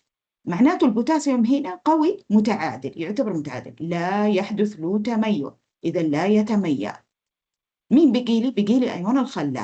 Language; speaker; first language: Arabic; native; Arabic